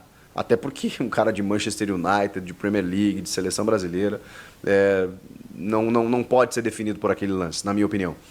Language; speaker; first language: Portuguese; native; Portuguese